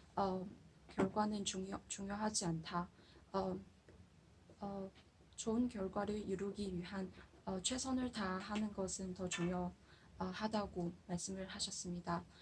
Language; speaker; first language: Korean; non-native, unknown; Chinese